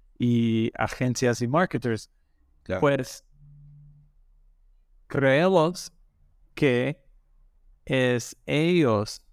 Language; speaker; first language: Spanish; non-native, learner; English